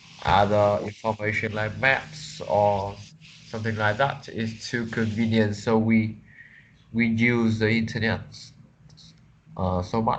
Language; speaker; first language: English; non-native, learner; Vietnamese